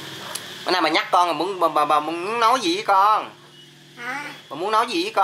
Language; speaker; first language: Vietnamese; native; Vietnamese